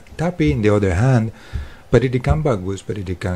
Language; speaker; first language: Indonesian; non-native, fluent; Spanish